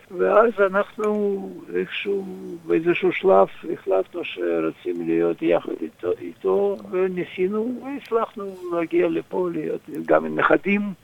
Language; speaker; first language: Hebrew; non-native, fluent; Russian